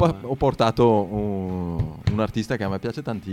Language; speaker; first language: Italian; native; Italian